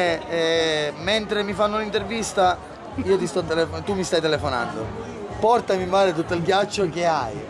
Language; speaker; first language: Italian; native; Italian